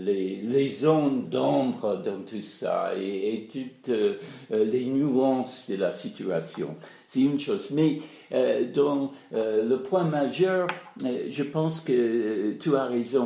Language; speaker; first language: French; non-native, fluent; English